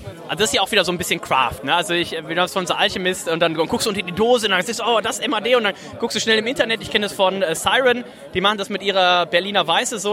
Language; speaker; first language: German; native; German